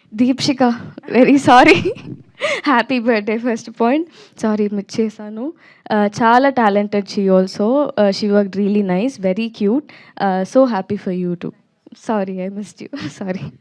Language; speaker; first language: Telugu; non-native, learner; Tamil